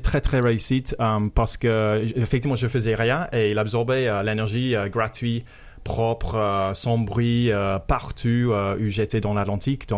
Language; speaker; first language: French; non-native, fluent; English